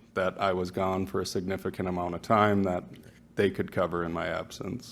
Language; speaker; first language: English; native; English